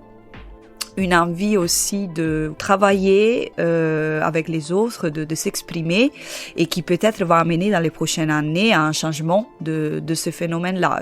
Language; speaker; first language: French; native; French